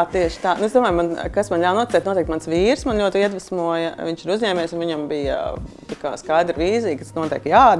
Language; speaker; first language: Latvian; native; Latvian